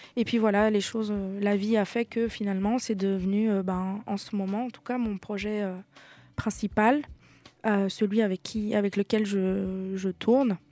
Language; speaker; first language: French; native; French